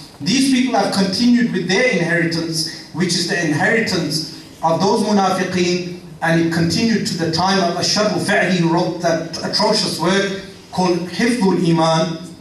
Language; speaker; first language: English; native; English